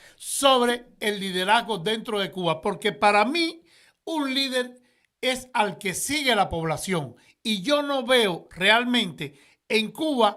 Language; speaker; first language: Spanish; native; Spanish